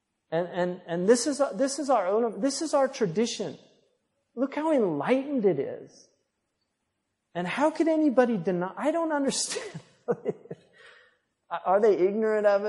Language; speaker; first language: English; native; English